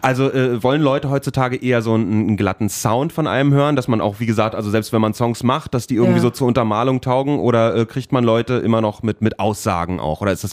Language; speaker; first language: German; native; German